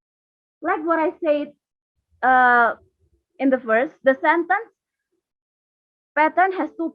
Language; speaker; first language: English; non-native, fluent; Indonesian